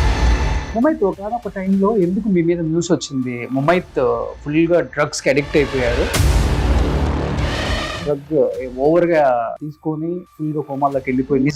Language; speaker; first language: Telugu; native; Telugu